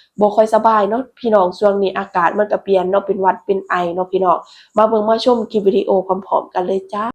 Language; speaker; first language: Thai; non-native, local second language; Lao